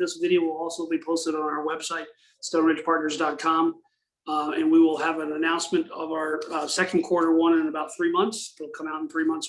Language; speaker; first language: English; native; English